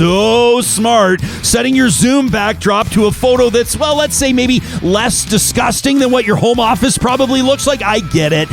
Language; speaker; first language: English; native; English